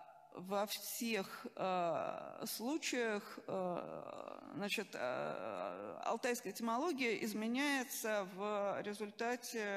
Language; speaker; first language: Russian; native; Russian